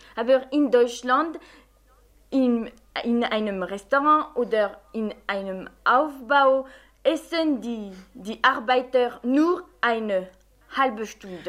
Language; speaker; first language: German; non-native, fluent; French